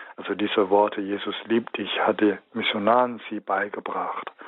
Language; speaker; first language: German; non-native, fluent; Chinese